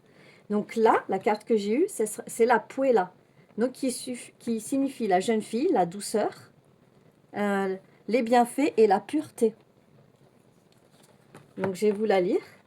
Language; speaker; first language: French; native; French